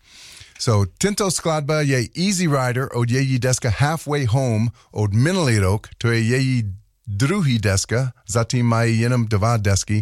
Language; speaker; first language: Czech; non-native, learner; English